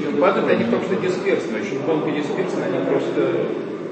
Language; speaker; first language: Russian; native; Russian